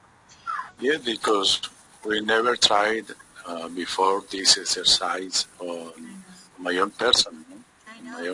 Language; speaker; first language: English; non-native, learner; Spanish